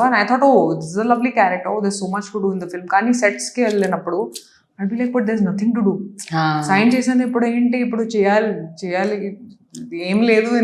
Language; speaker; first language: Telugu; non-native, local second language; Hindi